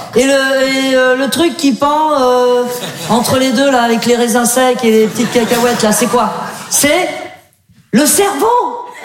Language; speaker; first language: French; native; French